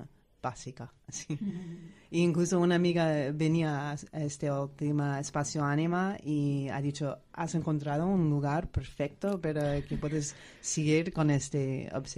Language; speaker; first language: Spanish; non-native, fluent; English